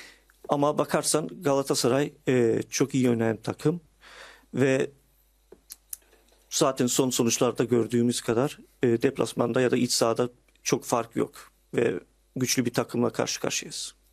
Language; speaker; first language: Turkish; early bilingual, heritage; Turkish